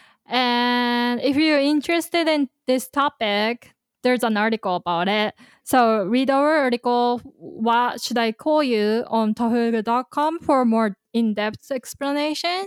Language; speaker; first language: English; non-native, fluent; Japanese